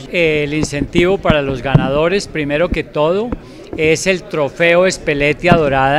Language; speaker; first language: Spanish; native; Spanish